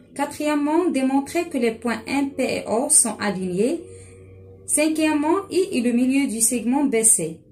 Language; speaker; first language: French; non-native, local second language; Arabic